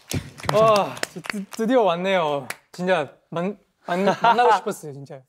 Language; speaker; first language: Korean; non-native, fluent; Chinese